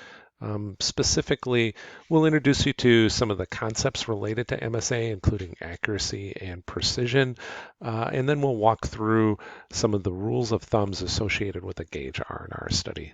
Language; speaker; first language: English; native; English